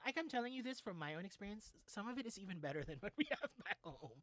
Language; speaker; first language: English; non-native, local second language; Filipino